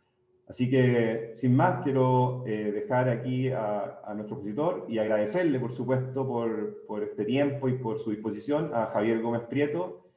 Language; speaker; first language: Spanish; native; Spanish